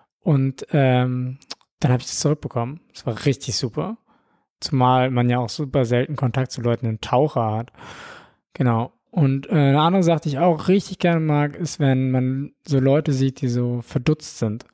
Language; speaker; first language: German; native; German